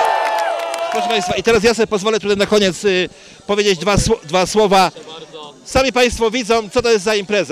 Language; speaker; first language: Polish; native; Polish